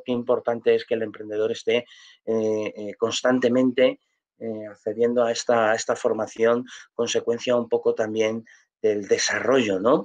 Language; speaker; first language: Spanish; native; Spanish